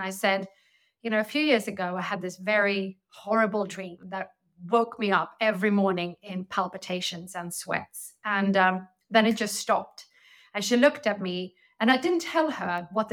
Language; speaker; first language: English; non-native, fluent; Swedish